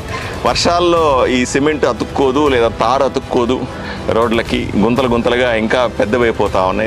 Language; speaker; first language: Telugu; native; Telugu